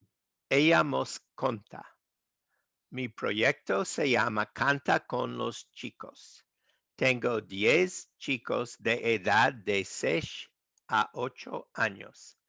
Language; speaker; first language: Spanish; non-native, learner; English